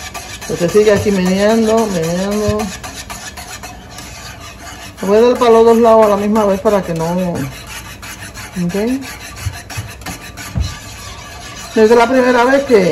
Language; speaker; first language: Spanish; native; Spanish